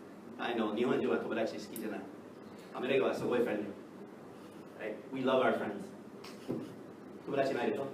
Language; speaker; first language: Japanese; non-native, learner; English